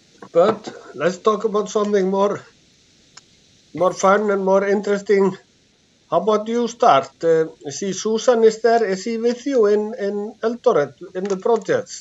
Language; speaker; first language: English; non-native, fluent; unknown